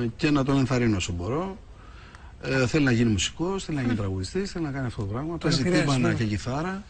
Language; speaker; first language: Greek; native; Greek